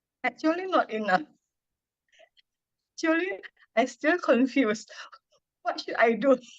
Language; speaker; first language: English; non-native, learner; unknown